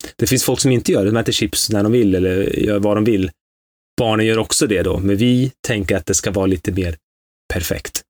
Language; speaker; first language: Swedish; early bilingual, other home language; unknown